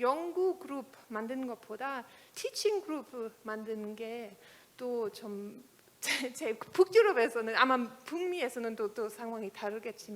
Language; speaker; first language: Korean; non-native, fluent; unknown